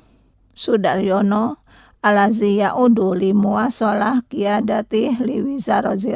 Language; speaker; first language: Arabic; non-native, learner; Indonesian